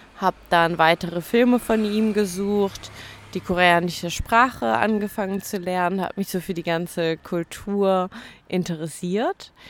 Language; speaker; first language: German; native; German